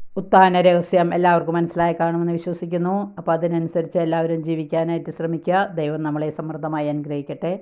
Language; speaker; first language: Malayalam; native; Malayalam